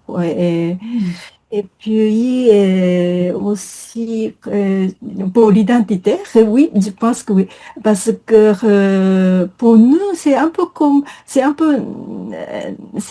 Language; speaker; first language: French; non-native, fluent; Japanese